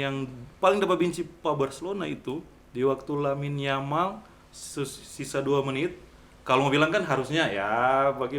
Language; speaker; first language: Indonesian; non-native, local second language; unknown